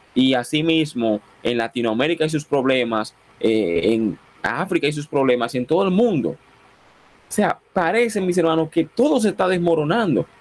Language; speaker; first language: Spanish; native; Spanish